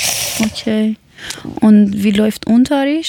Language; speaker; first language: German; non-native, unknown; Persian